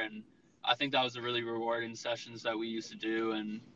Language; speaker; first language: English; native; English